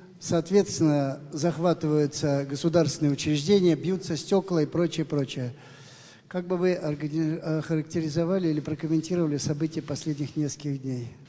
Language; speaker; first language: Russian; non-native, local second language; Armenian